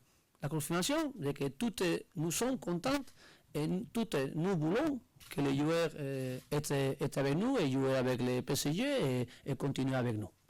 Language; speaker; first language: French; non-native, learner; Spanish